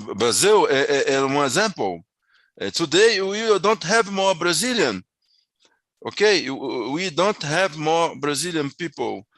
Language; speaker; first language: English; non-native, learner; Portuguese